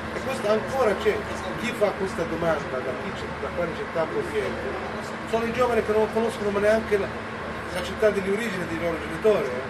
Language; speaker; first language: Italian; non-native, fluent; Arabic